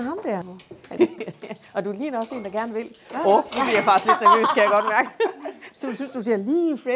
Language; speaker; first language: Danish; native; Danish